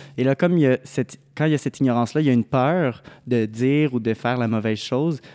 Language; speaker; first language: French; native; French